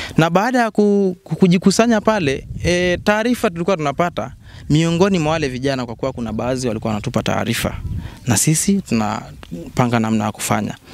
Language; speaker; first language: Swahili; non-native, local second language; Masai